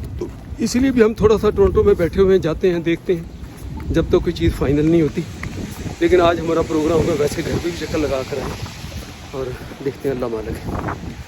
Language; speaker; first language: Urdu; non-native, local second language; Punjabi